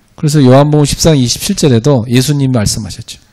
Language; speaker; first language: Korean; native; Korean